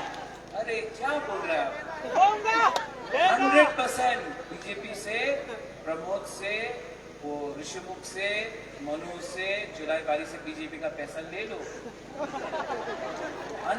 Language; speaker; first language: Hindi; non-native, local second language; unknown